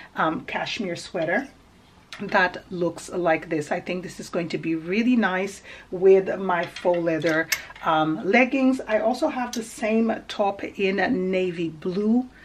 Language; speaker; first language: English; early bilingual, other home language; Portuguese